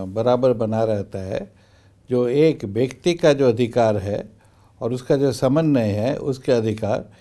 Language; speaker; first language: Hindi; non-native, local second language; Bangla